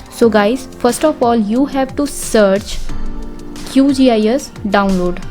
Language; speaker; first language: English; non-native, local second language; Hindi